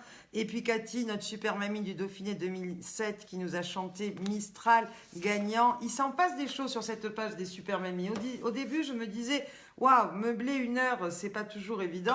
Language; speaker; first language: French; native; French